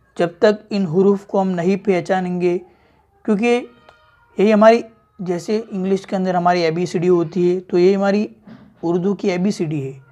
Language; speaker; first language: Hindi; native; Hindi